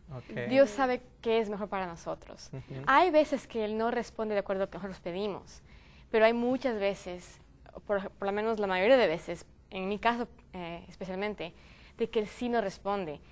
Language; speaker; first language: Spanish; native; Spanish